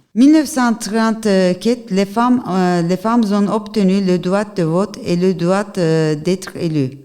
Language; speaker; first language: French; non-native, learner; Turkish